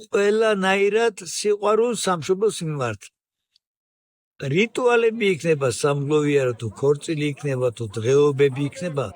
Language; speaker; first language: Georgian; non-native, local second language; Svan